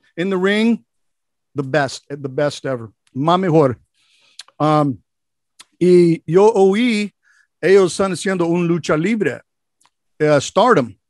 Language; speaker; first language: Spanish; non-native, learner; English